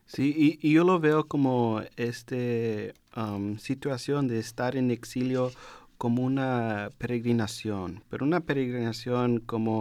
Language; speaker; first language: Spanish; non-native, learner; English